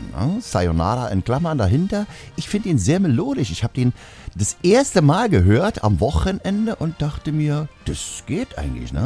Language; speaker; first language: German; native; German